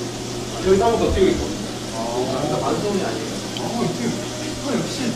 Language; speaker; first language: Korean; native; Korean